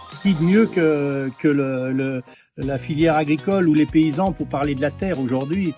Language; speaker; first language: French; native; French